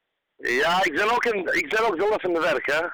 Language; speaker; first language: Dutch; non-native, learner; Turkish